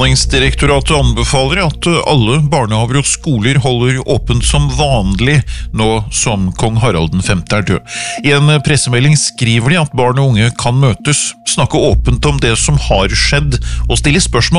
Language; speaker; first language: Norwegian; native; Norwegian